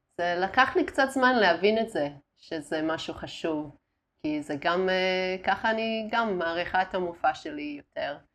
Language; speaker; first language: Hebrew; non-native, fluent; Italian